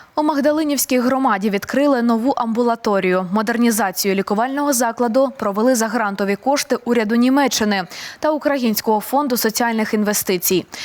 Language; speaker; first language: Ukrainian; native; Ukrainian